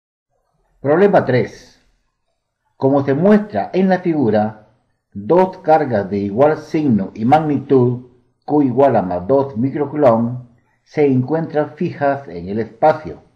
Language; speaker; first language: Spanish; native; Spanish